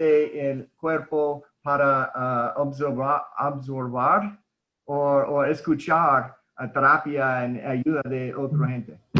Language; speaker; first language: Spanish; early bilingual, heritage; Spanish